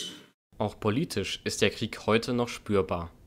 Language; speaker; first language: German; native; German